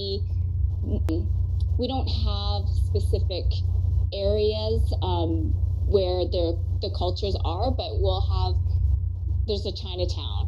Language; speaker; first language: English; native; English